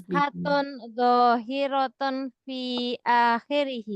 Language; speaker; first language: Arabic; non-native, fluent; Indonesian